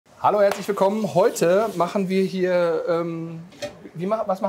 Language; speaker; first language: German; native; German